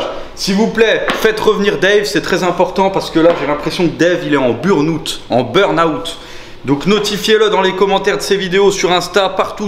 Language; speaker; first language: French; native; French